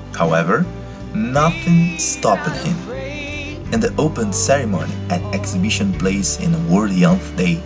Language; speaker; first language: English; non-native, learner; Portuguese